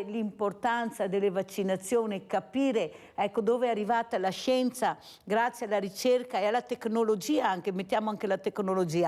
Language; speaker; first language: Italian; native; Italian